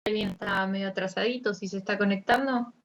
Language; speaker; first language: Spanish; native; Spanish